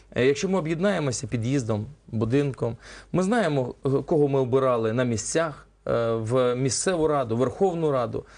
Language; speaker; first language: Ukrainian; non-native, local second language; Russian